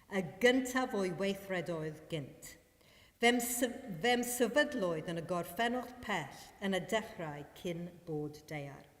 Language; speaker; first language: Welsh; non-native, fluent; Maltese